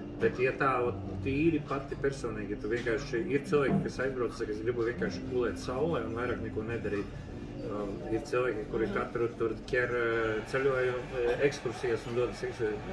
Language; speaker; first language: Latvian; non-native, local second language; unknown